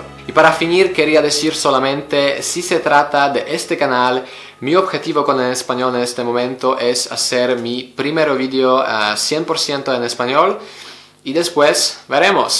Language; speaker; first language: Spanish; non-native, learner; Polish